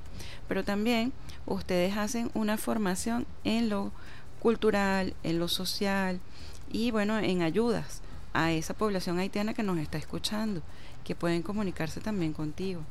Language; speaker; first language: Spanish; native; Spanish